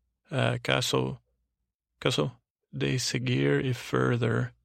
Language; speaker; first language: Spanish; non-native, learner; English